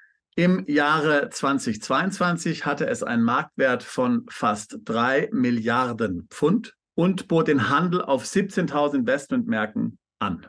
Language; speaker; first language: German; native; German